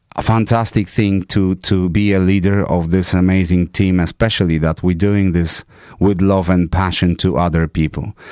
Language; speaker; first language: English; non-native, fluent; Polish